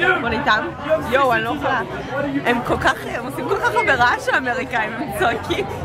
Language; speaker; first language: Hebrew; native; Hebrew